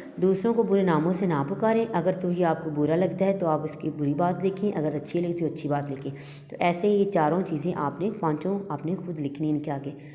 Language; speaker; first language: Urdu; native; Urdu